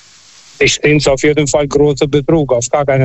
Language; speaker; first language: German; non-native, fluent; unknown